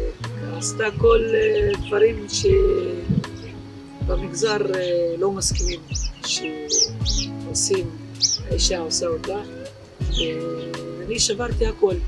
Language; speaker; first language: Hebrew; non-native, local second language; Arabic